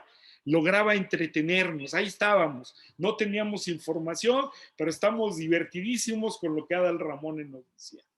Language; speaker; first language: Spanish; native; Spanish